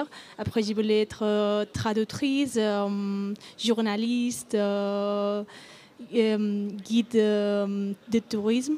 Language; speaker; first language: French; non-native, learner; Spanish